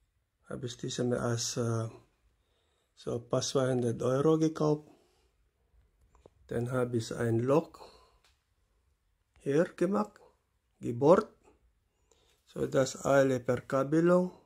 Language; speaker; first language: German; non-native, learner; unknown